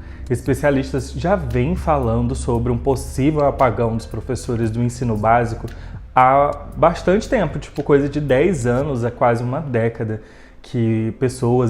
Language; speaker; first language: Portuguese; native; Portuguese